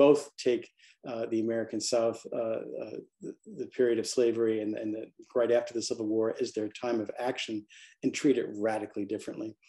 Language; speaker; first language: English; native; English